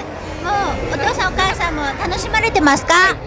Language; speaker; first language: Japanese; native; Japanese